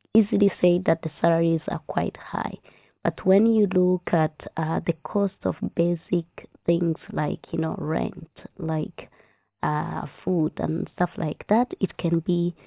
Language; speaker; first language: English; non-native, local second language; Kinyarwanda